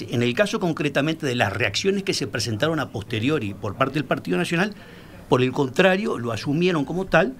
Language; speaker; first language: Spanish; native; Spanish